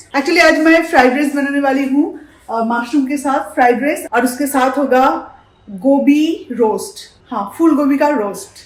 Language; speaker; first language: Hindi; non-native, local second language; Bangla